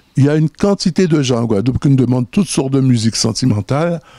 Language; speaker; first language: French; native; French